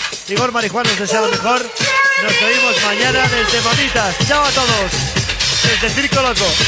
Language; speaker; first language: Spanish; native; Spanish